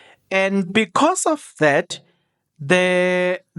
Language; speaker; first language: English; non-native, local second language; Zulu